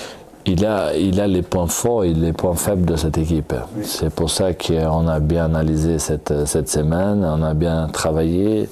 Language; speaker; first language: French; non-native, fluent; Portuguese